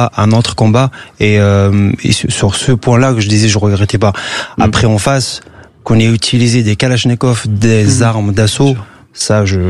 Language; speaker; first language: French; non-native, local second language; Kabyle